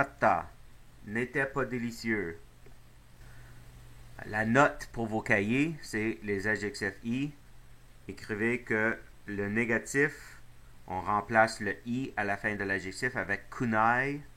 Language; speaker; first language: French; non-native, fluent; English